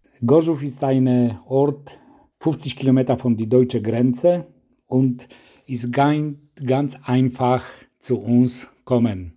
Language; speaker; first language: German; non-native, learner; Polish